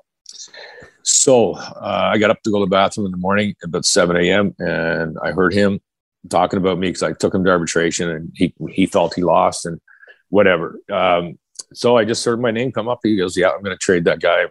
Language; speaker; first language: English; native; English